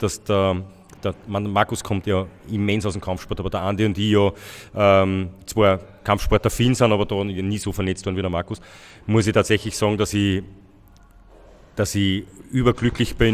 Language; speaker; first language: German; native; German